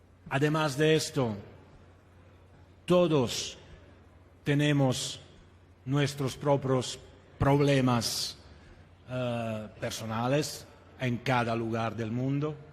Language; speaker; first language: Spanish; non-native, fluent; Italian